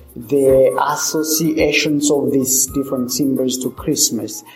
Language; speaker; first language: English; non-native, local second language; Swahili